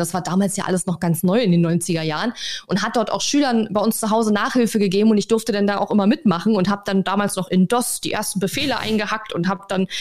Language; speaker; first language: German; native; German